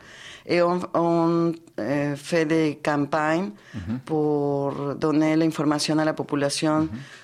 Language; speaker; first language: French; non-native, fluent; Spanish